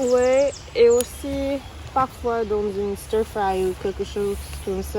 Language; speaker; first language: French; non-native, learner; English